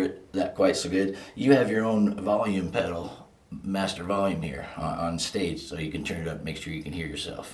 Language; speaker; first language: English; native; English